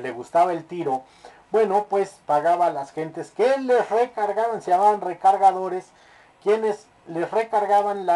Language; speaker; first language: Spanish; native; Spanish